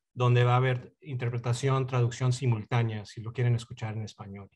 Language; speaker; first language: Spanish; native; Spanish